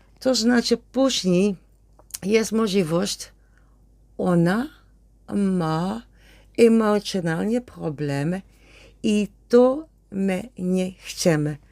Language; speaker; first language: Polish; non-native, learner; Dutch